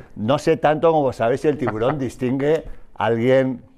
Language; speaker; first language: Spanish; native; Spanish